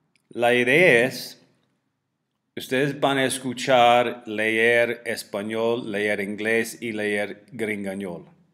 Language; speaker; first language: Spanish; non-native, fluent; English